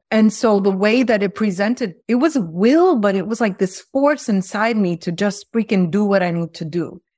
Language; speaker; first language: English; early bilingual, other home language; Spanish